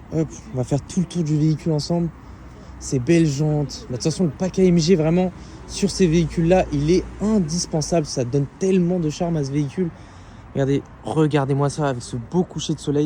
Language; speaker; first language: French; native; French